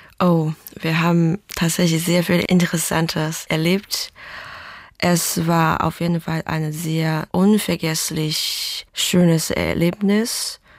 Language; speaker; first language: German; non-native, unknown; Chinese